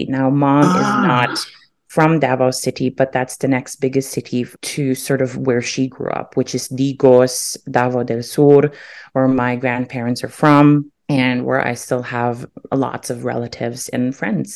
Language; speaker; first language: English; non-native, local second language; German